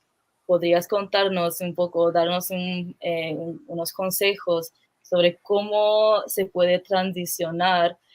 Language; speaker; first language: Spanish; non-native, fluent; English